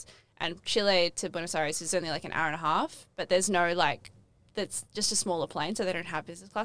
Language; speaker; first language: English; native; English